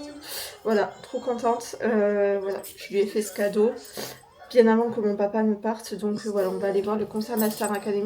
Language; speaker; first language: French; native; French